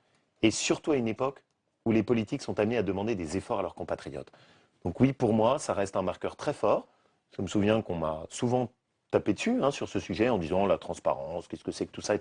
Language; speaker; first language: French; native; French